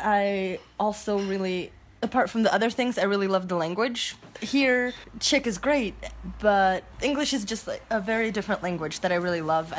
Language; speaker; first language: English; early bilingual, heritage; English